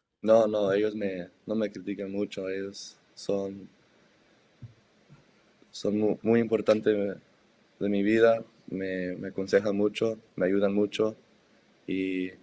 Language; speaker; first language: Spanish; early bilingual, heritage; Spanish